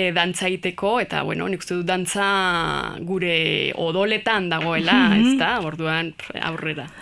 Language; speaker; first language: Basque; non-native, learner; Spanish